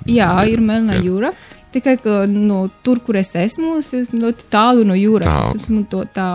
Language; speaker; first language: Latvian; non-native, learner; Romanian